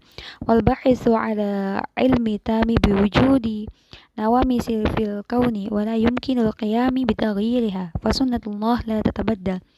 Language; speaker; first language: Arabic; non-native, learner; Indonesian